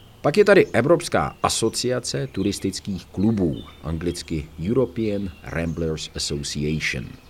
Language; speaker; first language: Czech; native; Czech